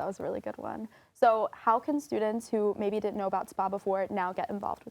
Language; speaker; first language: English; native; English